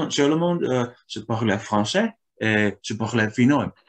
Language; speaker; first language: French; non-native, learner; Finnish